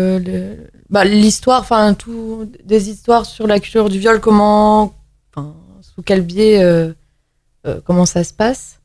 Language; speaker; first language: French; native; French